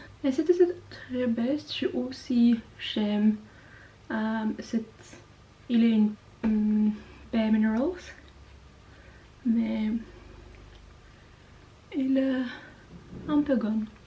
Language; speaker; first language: French; non-native, learner; Norwegian